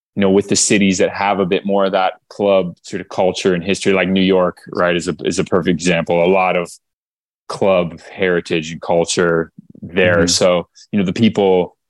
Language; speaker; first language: English; native; English